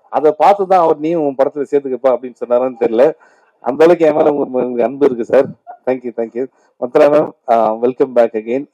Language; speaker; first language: Tamil; native; Tamil